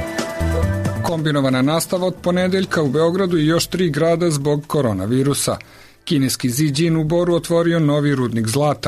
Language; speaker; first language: Croatian; native; Croatian